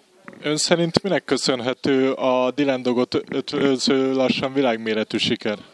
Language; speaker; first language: Hungarian; native; Hungarian